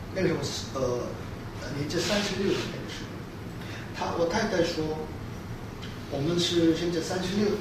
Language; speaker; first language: Chinese; non-native, fluent; Korean